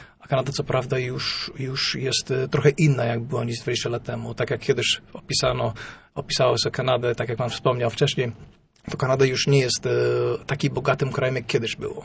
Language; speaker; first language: Polish; early bilingual, heritage; Polish